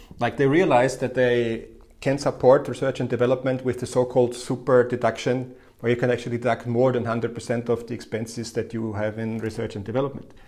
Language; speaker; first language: English; non-native, fluent; German